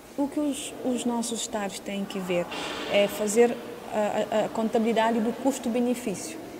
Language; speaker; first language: Portuguese; non-native, local second language; Kabuverdianu